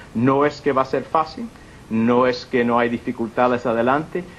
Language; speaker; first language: Spanish; early bilingual, heritage; Spanish